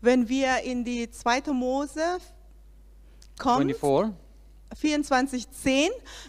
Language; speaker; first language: German; non-native, learner; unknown